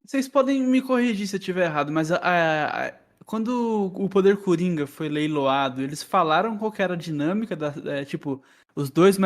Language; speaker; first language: Portuguese; native; Portuguese